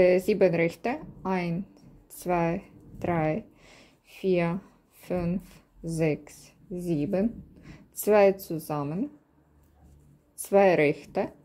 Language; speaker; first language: German; non-native, learner; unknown